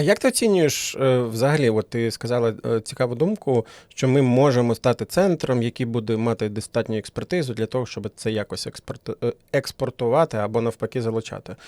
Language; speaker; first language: Ukrainian; native; Ukrainian